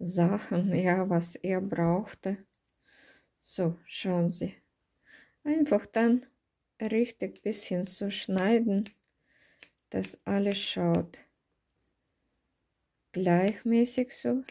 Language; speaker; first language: German; non-native, learner; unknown